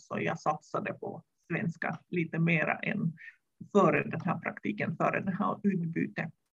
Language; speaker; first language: Swedish; non-native, fluent; Russian